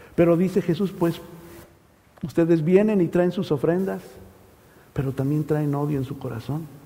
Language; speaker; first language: Spanish; native; Spanish